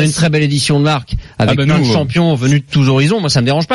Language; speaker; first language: French; native; French